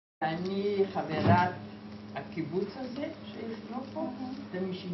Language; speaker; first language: Hebrew; non-native, fluent; Polish